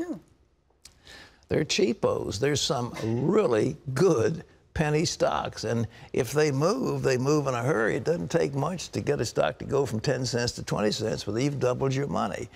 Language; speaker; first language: English; native; English